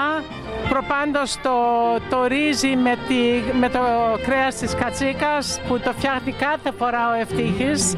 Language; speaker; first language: Greek; early bilingual, heritage; Greek